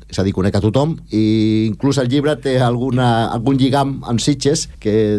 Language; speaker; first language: Catalan; native; Catalan